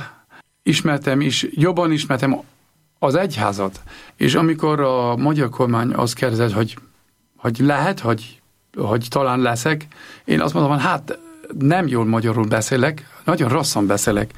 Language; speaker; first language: Hungarian; non-native, learner; German